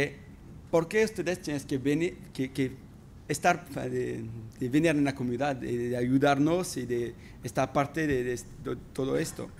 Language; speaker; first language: Spanish; non-native, fluent; French